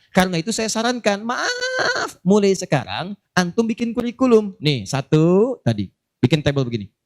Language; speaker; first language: Indonesian; native; Indonesian